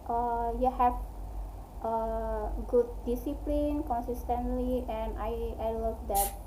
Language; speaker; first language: English; non-native, learner; Indonesian